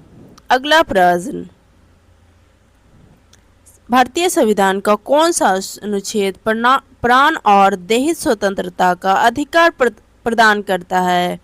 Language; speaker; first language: Hindi; native; Hindi